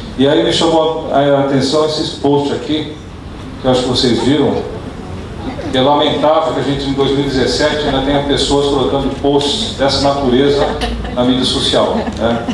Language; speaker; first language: Portuguese; early bilingual, other home language; Dutch